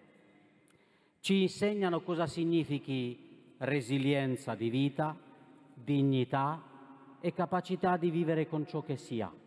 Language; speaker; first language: Italian; non-native, fluent; Romanian